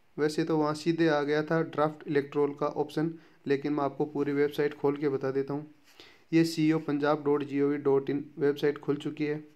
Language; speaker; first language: Hindi; native; Hindi